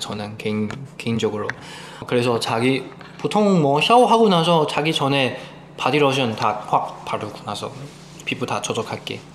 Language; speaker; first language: Korean; non-native, fluent; Chinese